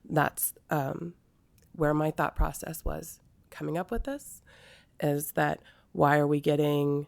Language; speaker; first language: English; native; English